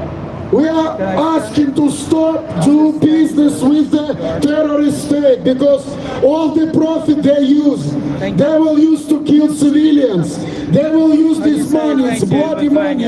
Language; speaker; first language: English; non-native, fluent; Ukrainian